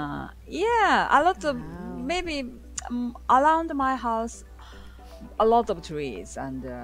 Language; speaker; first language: English; non-native, learner; Japanese